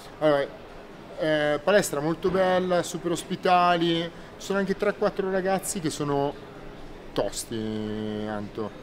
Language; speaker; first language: Italian; native; Italian